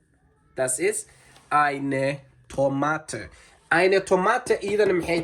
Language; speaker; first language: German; non-native, learner; Somali